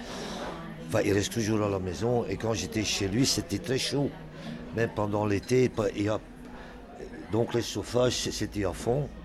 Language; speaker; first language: French; non-native, local second language; Dutch